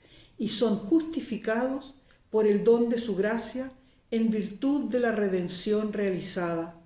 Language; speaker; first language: Spanish; native; Spanish